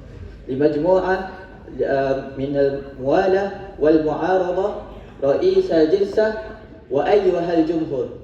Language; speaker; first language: Arabic; non-native, learner; Malay